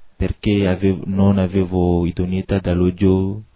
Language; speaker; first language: Italian; non-native, learner; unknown